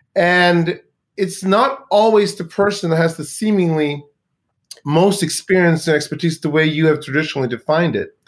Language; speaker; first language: English; early bilingual, other home language; Swedish